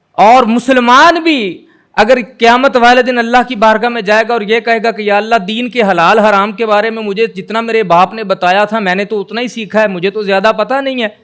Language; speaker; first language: Urdu; non-native, local second language; Punjabi